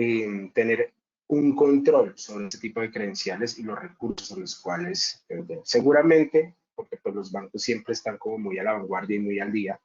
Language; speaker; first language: Spanish; native; Spanish